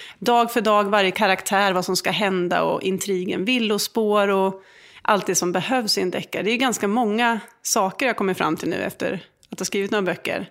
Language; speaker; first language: Swedish; native; Swedish